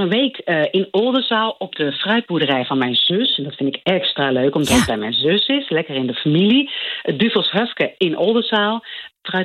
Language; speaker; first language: Dutch; non-native, local second language; Low German